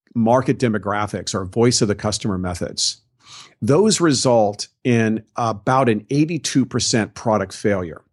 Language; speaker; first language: English; native; English